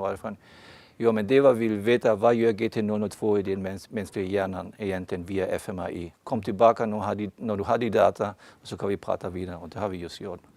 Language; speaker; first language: Swedish; non-native, fluent; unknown